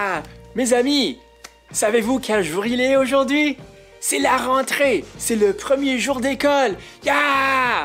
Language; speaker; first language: French; non-native, fluent; English